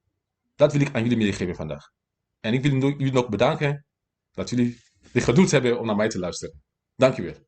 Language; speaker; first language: Dutch; non-native, fluent; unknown